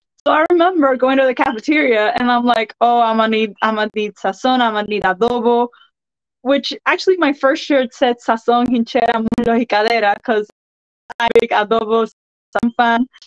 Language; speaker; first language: English; non-native, fluent; Spanish